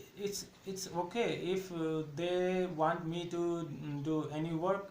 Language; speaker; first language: English; non-native, learner; Nepali